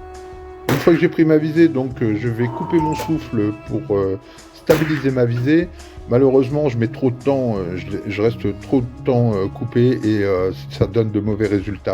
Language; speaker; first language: French; native; French